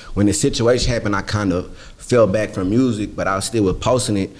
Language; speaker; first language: English; native; English